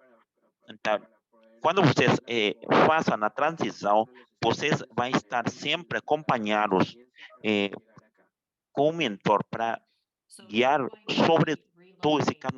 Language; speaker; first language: Portuguese; non-native, fluent; Spanish